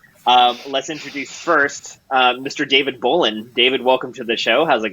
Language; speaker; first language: English; native; English